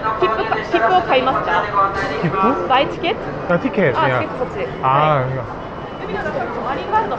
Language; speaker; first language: Japanese; native; Japanese